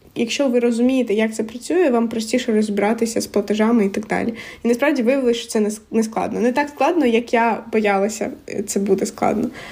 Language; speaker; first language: Ukrainian; non-native, local second language; Russian